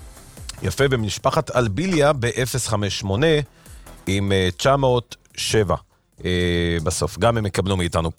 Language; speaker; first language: Hebrew; native; Hebrew